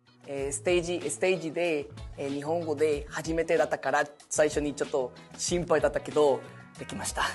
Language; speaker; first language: Japanese; non-native, learner; Spanish